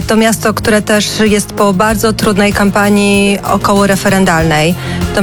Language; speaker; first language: Polish; native; Polish